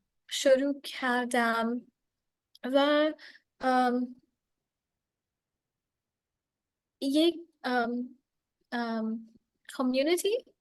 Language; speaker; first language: Persian; non-native, learner; English